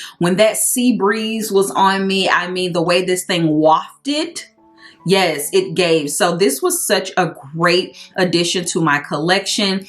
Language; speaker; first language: English; native; English